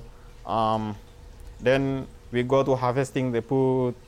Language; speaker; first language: English; non-native, learner; Arabic